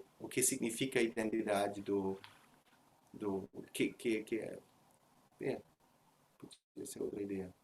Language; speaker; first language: Portuguese; non-native, fluent; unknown